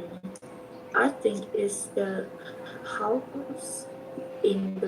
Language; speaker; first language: English; non-native, learner; Vietnamese